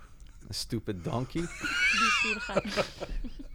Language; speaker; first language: English; native; English